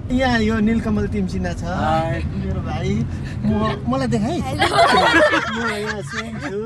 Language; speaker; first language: Nepali; native; Nepali